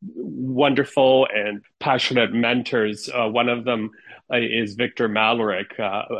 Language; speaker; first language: English; non-native, fluent; Ukrainian